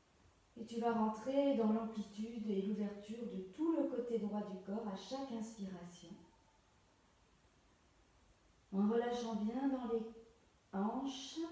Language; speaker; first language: French; native; French